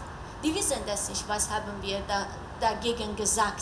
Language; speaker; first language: German; non-native, learner; Persian